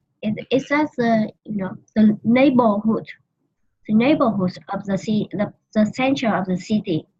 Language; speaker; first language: English; non-native, learner; Vietnamese